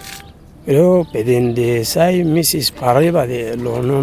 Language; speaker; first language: Spanish; non-native, learner; Arabic